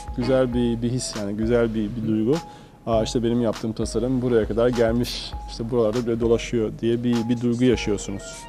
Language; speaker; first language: Turkish; native; Turkish